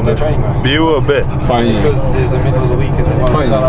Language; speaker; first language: Polish; native; Polish